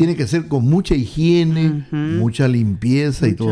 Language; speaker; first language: Spanish; native; Spanish